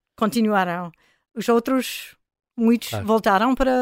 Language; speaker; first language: Portuguese; non-native, fluent; English